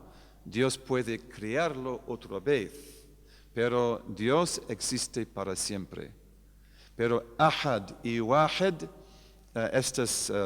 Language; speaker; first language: Spanish; non-native, fluent; English